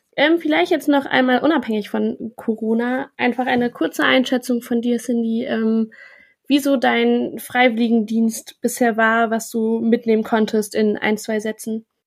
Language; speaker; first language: German; native; German